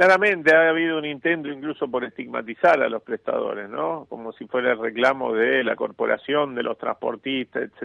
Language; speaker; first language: Spanish; native; Spanish